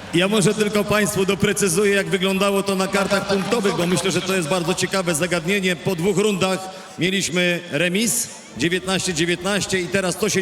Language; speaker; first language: Polish; native; Polish